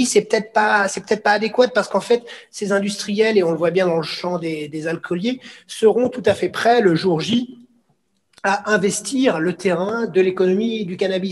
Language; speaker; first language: French; native; French